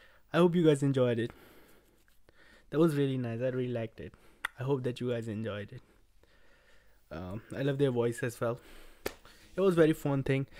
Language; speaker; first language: English; non-native, local second language; Hindi